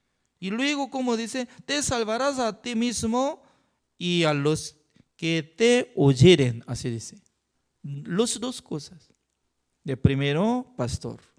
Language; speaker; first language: Spanish; non-native, fluent; Korean